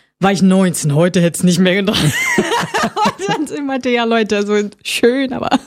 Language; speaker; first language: German; non-native, fluent; Portuguese